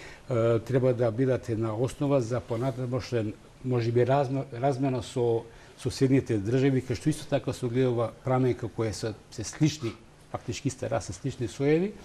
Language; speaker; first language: Macedonian; native; Macedonian